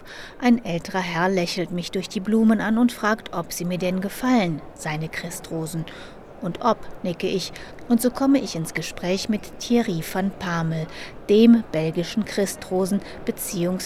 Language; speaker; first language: German; native; German